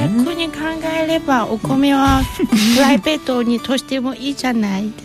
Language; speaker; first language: Japanese; non-native, fluent; Chinese